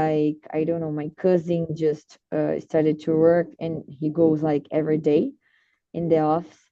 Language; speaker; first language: English; non-native, learner; Portuguese